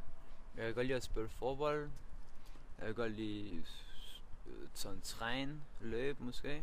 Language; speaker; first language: Danish; non-native, fluent; Albanian